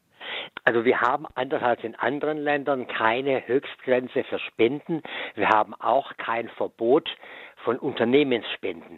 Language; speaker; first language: German; native; German